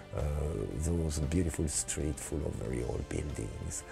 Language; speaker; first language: English; non-native, fluent; French